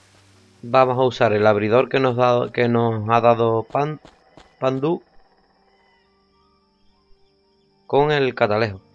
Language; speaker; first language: Spanish; native; Spanish